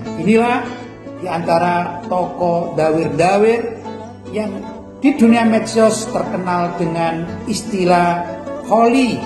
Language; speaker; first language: Indonesian; native; Indonesian